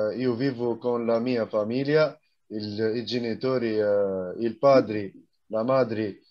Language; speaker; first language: Italian; non-native, fluent; Arabic